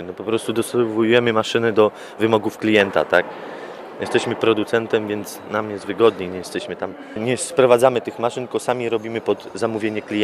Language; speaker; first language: Polish; native; Polish